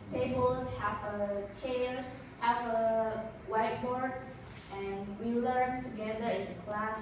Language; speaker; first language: English; non-native, learner; Indonesian